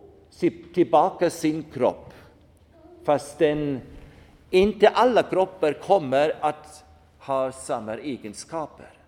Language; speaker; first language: Swedish; non-native, fluent; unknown